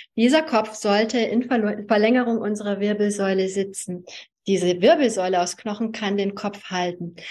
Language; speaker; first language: German; early bilingual, other home language; Hungarian